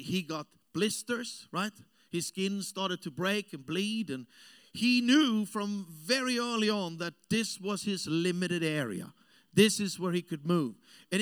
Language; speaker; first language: English; non-native, fluent; German